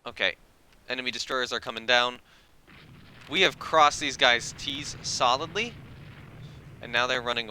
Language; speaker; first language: English; native; English